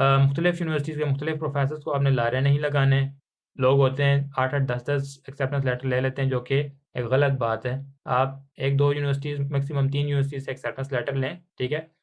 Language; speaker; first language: Urdu; non-native, local second language; Punjabi